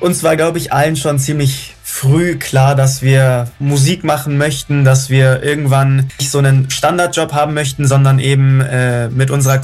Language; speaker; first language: German; native; German